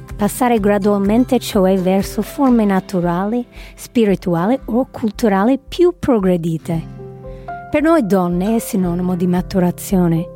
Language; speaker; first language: Italian; non-native, fluent; English